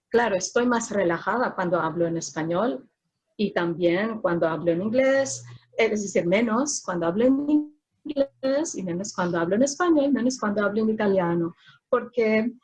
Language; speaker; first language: Spanish; non-native, fluent; Filipino